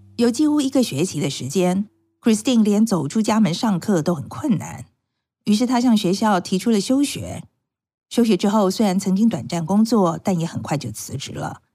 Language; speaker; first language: Chinese; native; Chinese